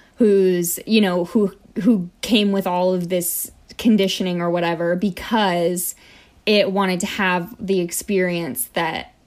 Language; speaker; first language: English; native; English